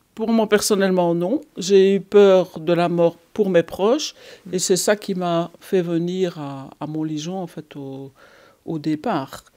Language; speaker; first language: French; native; French